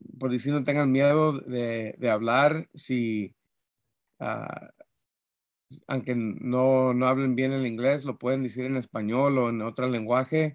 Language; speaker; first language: Spanish; early bilingual, heritage; Spanish